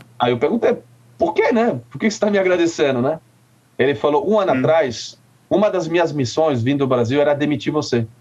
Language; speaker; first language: Portuguese; non-native, fluent; French